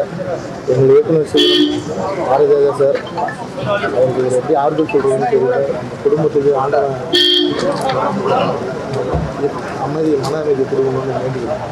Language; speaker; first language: Tamil; native; Tamil